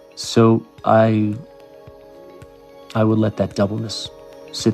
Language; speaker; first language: English; native; English